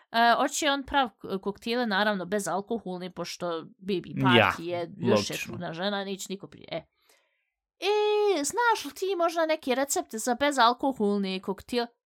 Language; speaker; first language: Bosnian; early bilingual, heritage; Bosnian